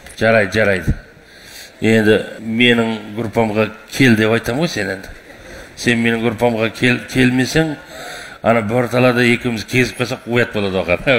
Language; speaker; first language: Kazakh; non-native, local second language; Uyghur